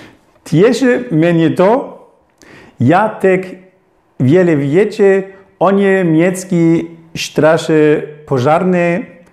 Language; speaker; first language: Polish; non-native, learner; German